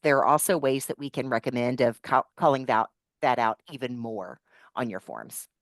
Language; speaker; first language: English; native; English